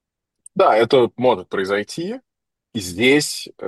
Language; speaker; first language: Russian; native; Russian